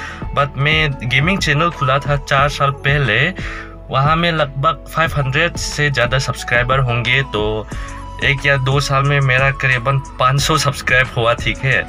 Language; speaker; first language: Hindi; non-native, learner; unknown